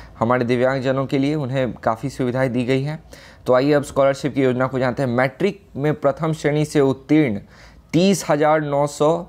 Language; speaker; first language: Hindi; native; Hindi